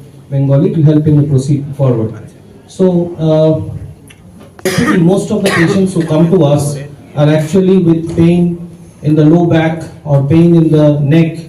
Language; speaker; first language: English; non-native, local second language; Bangla